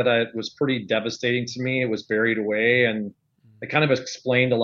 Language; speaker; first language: English; native; English